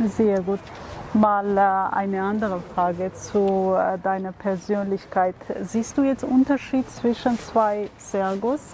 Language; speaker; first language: German; non-native, fluent; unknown